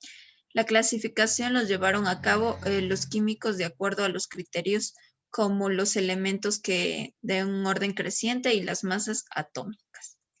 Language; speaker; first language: Spanish; native; Spanish